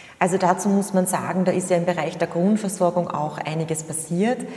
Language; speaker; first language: German; native; German